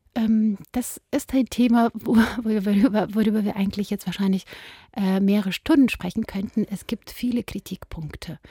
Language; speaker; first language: German; non-native, fluent; Russian